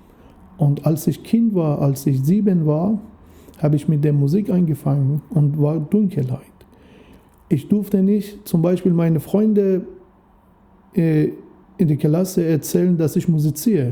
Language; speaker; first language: German; non-native, fluent; Persian